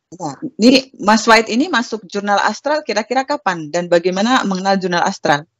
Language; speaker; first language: Indonesian; native; Indonesian